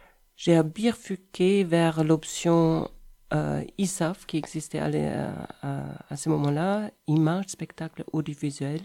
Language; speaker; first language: French; non-native, fluent; German